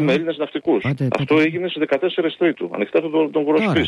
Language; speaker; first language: Greek; native; Greek